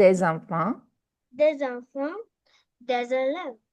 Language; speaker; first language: French; non-native, learner; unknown